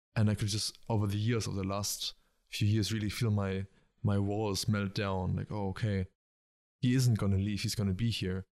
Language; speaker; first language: English; early bilingual, other home language; German